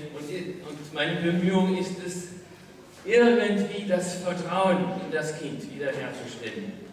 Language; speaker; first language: German; non-native, fluent; French